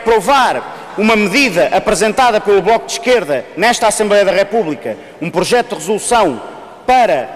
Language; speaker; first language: Portuguese; native; Portuguese